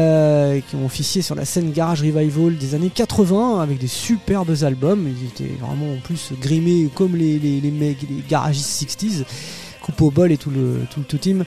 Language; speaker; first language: French; native; French